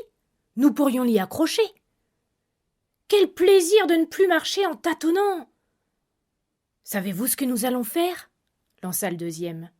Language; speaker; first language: French; native; French